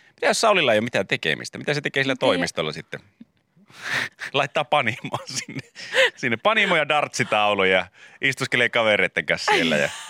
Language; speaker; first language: Finnish; native; Finnish